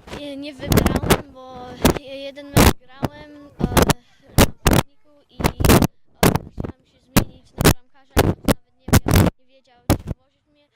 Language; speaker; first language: Polish; early bilingual, heritage; Polish